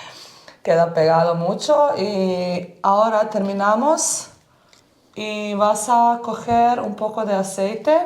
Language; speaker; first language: Spanish; early bilingual, heritage; Bosnian